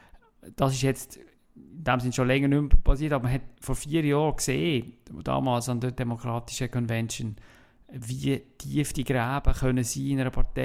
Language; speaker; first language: German; native; German